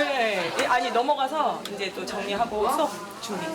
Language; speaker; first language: Korean; native; Korean